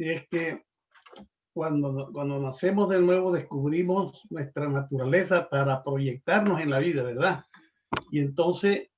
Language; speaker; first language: Spanish; native; Spanish